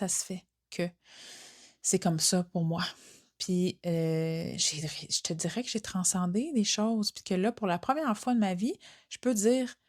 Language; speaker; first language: French; native; French